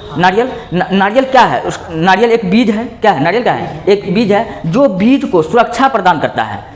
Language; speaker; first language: Hindi; native; Hindi